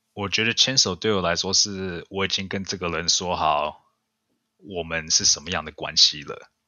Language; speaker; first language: Chinese; early bilingual, heritage; Chinese